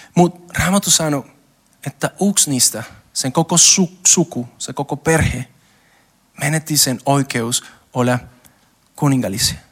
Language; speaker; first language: Finnish; non-native, learner; Spanish